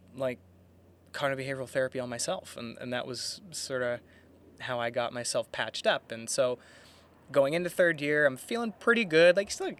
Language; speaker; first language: English; native; English